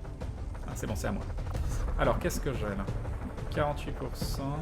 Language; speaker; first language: French; native; French